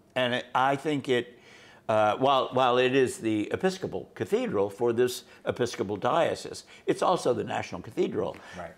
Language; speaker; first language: English; native; English